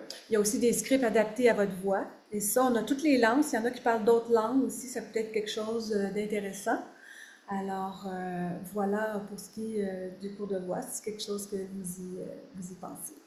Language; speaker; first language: French; native; French